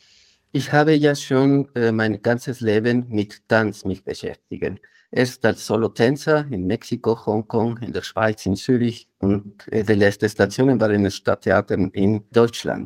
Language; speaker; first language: German; non-native, fluent; Spanish